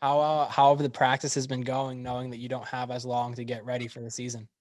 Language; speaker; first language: English; native; English